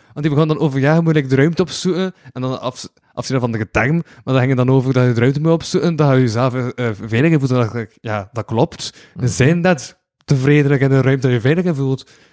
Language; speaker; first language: Dutch; native; Dutch